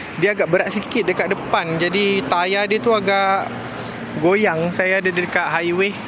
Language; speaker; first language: Malay; non-native, fluent; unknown